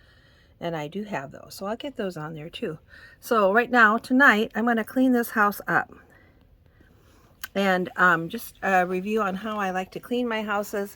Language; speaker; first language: English; native; English